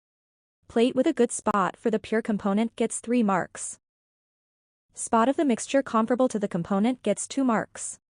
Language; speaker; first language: English; non-native, local second language; Malayalam